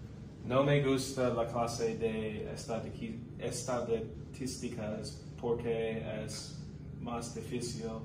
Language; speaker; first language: Spanish; non-native, learner; English